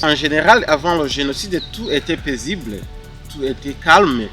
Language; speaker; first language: French; non-native, local second language; Kinyarwanda